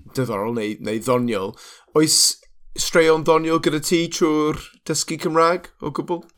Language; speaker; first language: Welsh; non-native, local second language; English